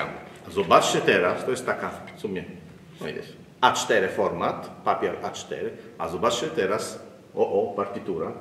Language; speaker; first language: Polish; non-native, learner; Italian